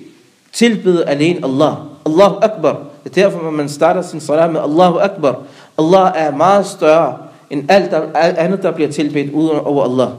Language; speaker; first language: Danish; early bilingual, other home language; Arabic